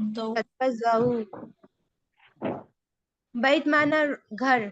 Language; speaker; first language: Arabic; non-native, learner; Urdu